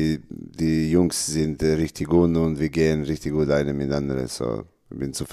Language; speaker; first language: German; non-native, learner; Serbian